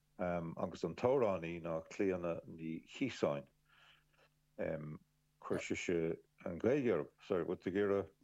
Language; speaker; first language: Irish; native; Irish